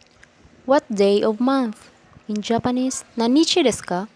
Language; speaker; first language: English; non-native, local second language; Filipino